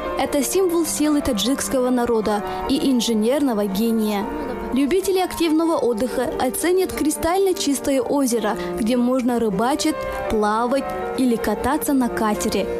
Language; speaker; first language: Russian; non-native, local second language; Tajik